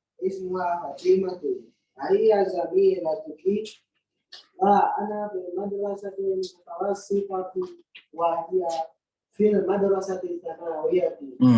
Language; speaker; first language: Arabic; non-native, learner; Indonesian